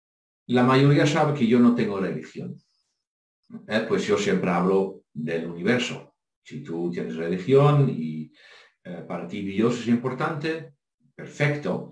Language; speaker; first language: Spanish; non-native, fluent; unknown